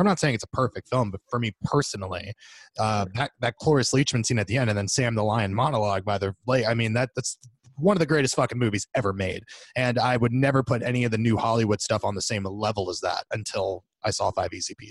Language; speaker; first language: English; native; English